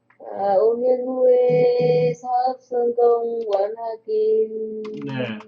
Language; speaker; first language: Korean; non-native, learner; Vietnamese